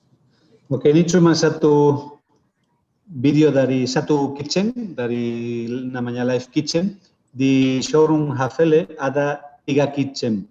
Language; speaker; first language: Indonesian; non-native, fluent; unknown